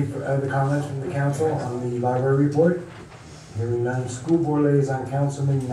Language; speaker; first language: English; native; English